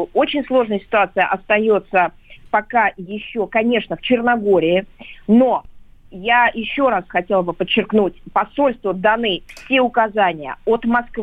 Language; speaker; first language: Russian; native; Russian